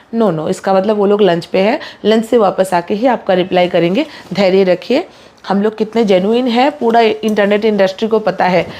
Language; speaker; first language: Hindi; non-native, local second language; Bangla